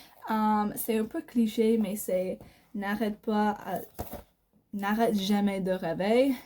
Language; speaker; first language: French; non-native, learner; English